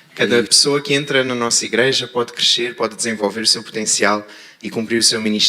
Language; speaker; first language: Portuguese; native; Portuguese